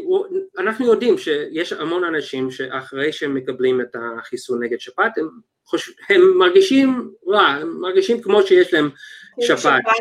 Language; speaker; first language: Hebrew; non-native, fluent; English